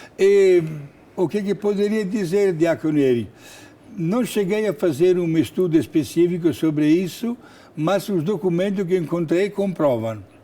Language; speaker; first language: Portuguese; non-native, fluent; Italian